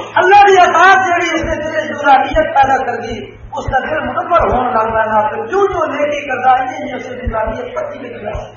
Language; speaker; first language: Urdu; non-native, local second language; Punjabi